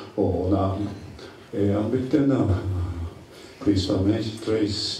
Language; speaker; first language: Portuguese; non-native, learner; Japanese